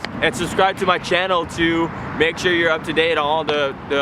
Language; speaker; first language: English; native; English